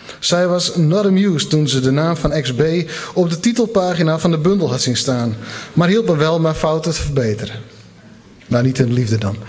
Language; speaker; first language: Dutch; non-native, local second language; Western Frisian